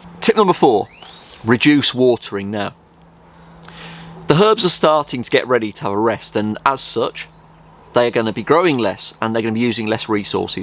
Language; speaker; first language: English; native; English